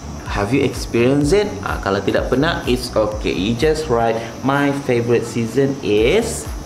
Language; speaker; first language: English; non-native, local second language; Malay